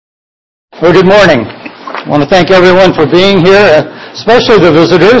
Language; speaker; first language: English; native; English